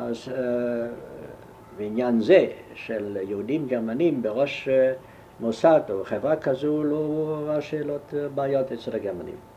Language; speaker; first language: Hebrew; non-native, fluent; German